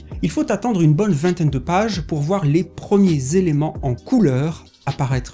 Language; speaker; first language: French; native; French